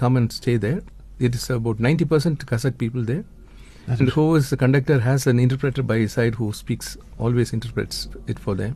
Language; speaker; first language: English; non-native, local second language; Tamil